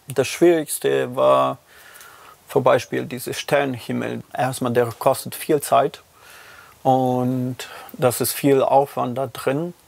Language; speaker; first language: German; non-native, learner; Serbian